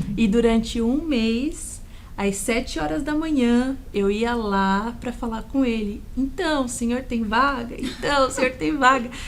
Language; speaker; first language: Portuguese; native; Portuguese